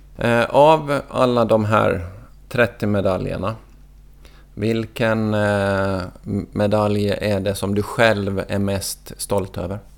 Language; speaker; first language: Swedish; native; Swedish